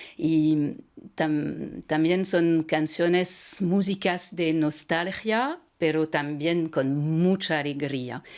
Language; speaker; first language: Spanish; non-native, fluent; French